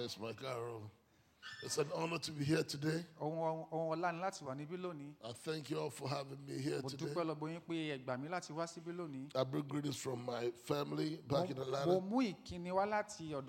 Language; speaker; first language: English; non-native, local second language; Igbo